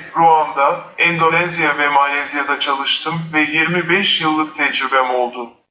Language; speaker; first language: Turkish; non-native, fluent; Arabic